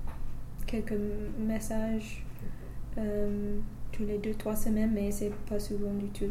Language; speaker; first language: French; non-native, fluent; English